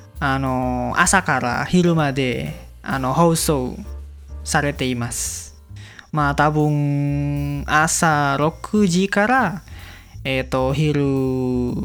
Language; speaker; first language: Japanese; non-native, learner; Indonesian